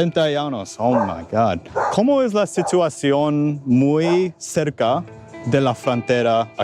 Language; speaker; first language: Spanish; non-native, learner; English